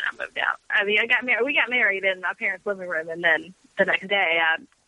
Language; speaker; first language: English; native; English